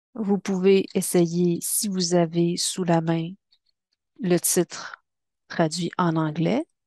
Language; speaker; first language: French; native; French